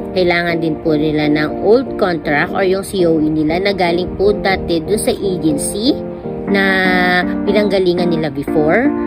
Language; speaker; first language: Filipino; native; Filipino